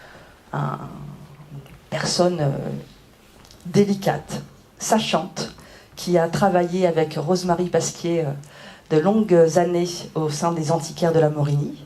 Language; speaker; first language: French; native; French